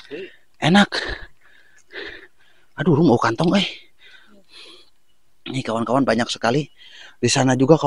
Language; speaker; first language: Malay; non-native, local second language; Sundanese